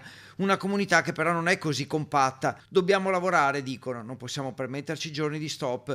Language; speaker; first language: Italian; native; Italian